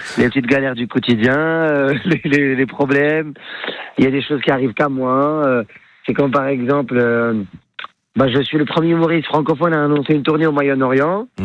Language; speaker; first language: French; non-native, local second language; Arabic